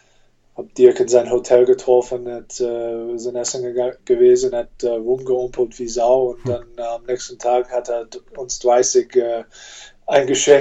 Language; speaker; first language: German; non-native, fluent; English